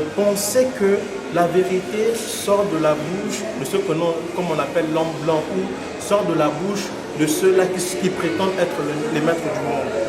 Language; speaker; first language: French; non-native, local second language; Lingala